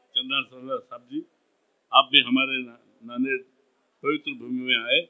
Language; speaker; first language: Hindi; non-native, local second language; Marathi